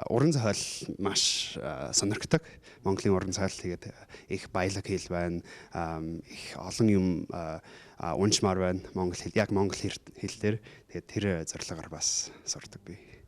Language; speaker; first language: Mongolian; non-native, fluent; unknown